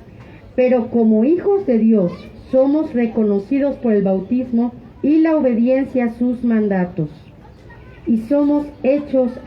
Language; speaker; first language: Spanish; native; Spanish